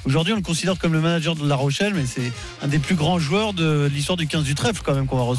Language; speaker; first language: French; native; French